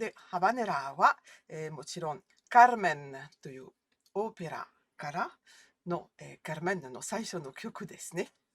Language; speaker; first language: Japanese; non-native, fluent; French